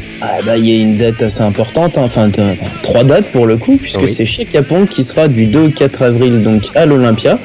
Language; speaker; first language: French; native; French